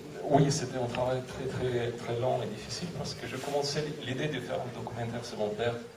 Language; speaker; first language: French; non-native, fluent; Russian